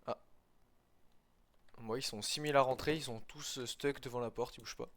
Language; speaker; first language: French; native; French